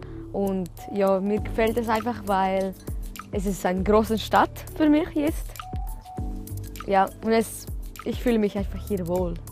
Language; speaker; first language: German; non-native, learner; Ukrainian